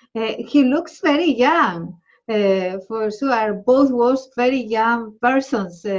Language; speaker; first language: English; non-native, learner; Spanish